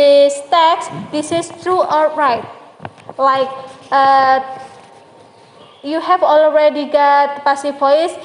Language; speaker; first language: English; non-native, learner; Indonesian